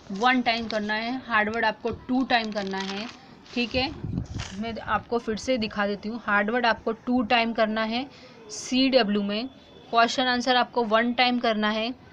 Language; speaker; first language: Hindi; non-native, local second language; Gujarati